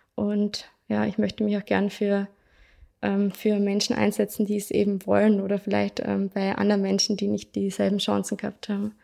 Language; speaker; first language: German; native; German